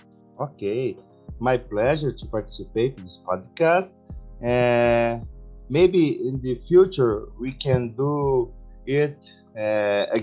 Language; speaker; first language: English; non-native, learner; Portuguese